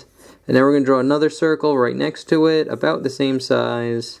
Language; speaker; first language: English; native; English